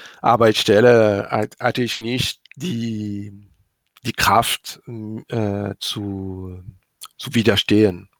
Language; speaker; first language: German; non-native, learner; French